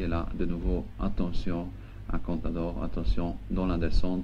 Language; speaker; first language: French; non-native, local second language; Luxembourgish